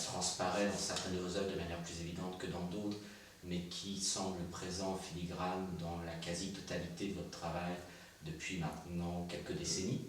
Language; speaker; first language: French; native; French